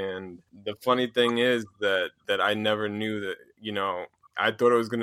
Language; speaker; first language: English; native; English